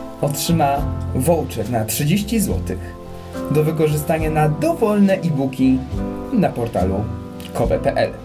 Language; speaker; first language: Polish; native; Polish